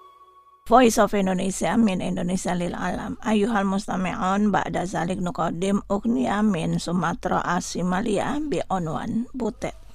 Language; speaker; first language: Arabic; non-native, fluent; Indonesian